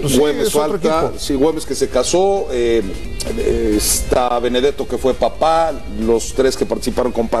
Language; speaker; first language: Spanish; native; Spanish